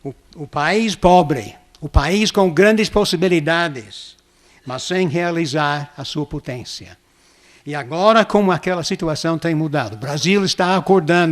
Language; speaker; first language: Portuguese; non-native, fluent; English